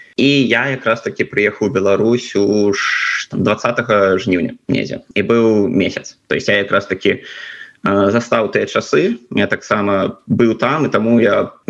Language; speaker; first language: Belarusian; non-native, local second language; Russian